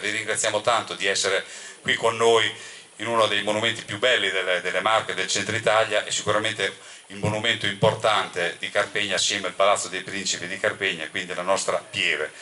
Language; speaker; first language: Italian; native; Italian